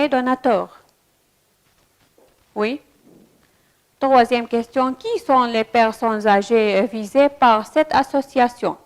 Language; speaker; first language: French; non-native, fluent; Arabic